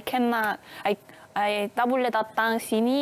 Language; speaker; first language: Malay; non-native, learner; Korean